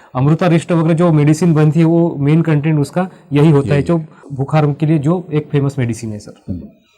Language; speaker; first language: Hindi; non-native, local second language; Marathi